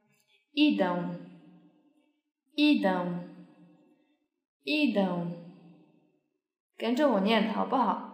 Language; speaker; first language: Chinese; non-native, fluent; Polish